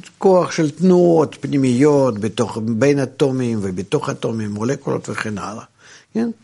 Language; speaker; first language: Hebrew; non-native, fluent; Russian